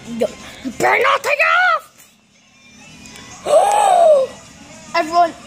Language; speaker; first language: English; native; English